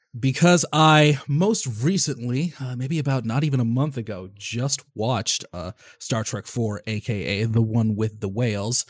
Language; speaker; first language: English; native; English